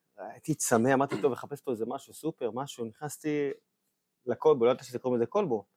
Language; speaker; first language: Hebrew; native; Hebrew